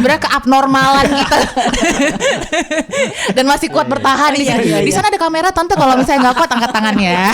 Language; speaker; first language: Indonesian; native; Indonesian